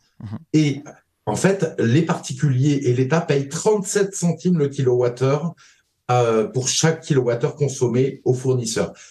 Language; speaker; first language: French; native; French